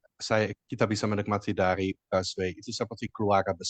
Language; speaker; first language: Indonesian; non-native, fluent; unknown